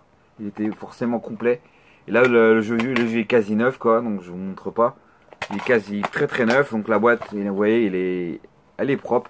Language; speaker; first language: French; native; French